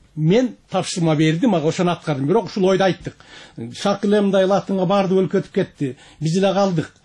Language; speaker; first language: Kyrgyz; native; Kyrgyz